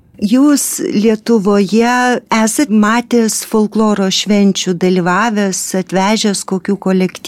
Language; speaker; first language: Lithuanian; native; Lithuanian